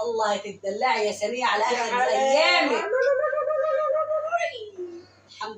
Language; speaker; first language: Arabic; native; Arabic